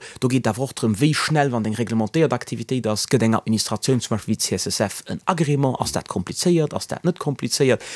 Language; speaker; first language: Luxembourgish; native; Luxembourgish